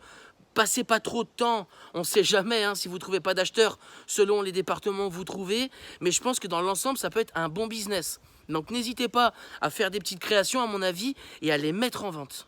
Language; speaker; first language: French; native; French